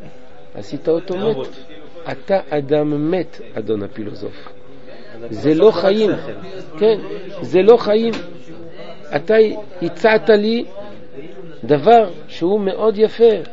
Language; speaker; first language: Hebrew; non-native, fluent; French